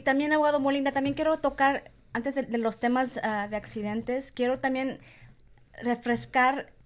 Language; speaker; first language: Spanish; early bilingual, heritage; Spanish